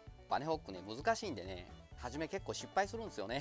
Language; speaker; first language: Japanese; native; Japanese